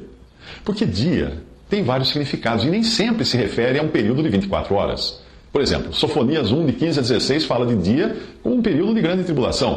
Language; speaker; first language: Portuguese; native; Portuguese